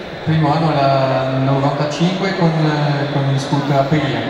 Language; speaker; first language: Italian; non-native, learner; French